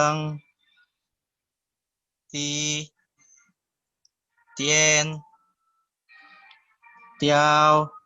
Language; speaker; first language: Chinese; non-native, learner; Indonesian